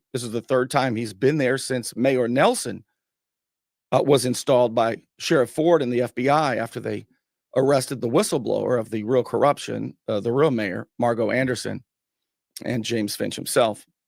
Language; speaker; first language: English; native; English